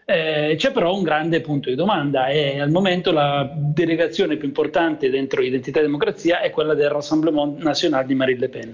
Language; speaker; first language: Italian; native; Italian